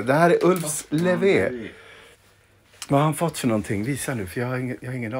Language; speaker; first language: Swedish; native; Swedish